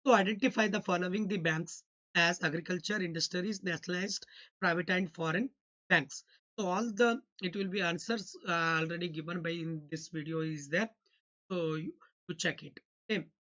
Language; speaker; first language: English; non-native, local second language; Kannada